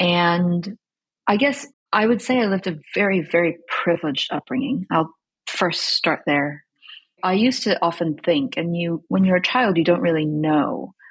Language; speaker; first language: English; early bilingual, other home language; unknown